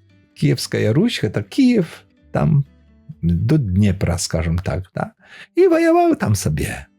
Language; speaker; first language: Polish; non-native, learner; Belarusian